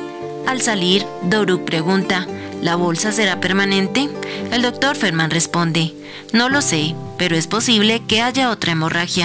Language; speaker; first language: Spanish; native; Spanish